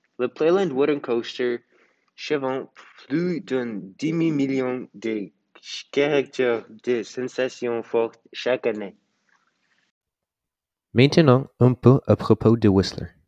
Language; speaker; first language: French; non-native, learner; English